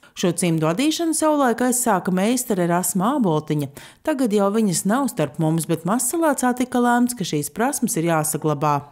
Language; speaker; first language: Latvian; native; Latvian